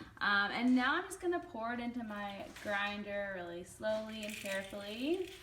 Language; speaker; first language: English; early bilingual, other home language; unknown